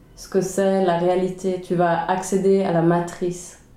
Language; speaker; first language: French; early bilingual, other home language; Swedish